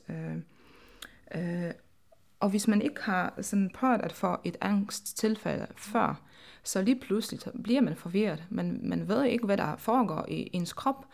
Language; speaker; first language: Danish; non-native, fluent; Polish